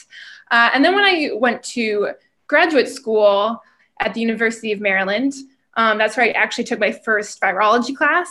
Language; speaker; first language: English; native; English